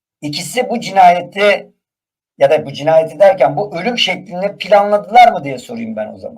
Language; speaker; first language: Turkish; native; Turkish